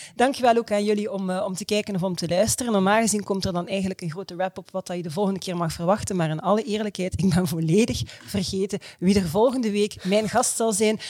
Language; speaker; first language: Dutch; native; Dutch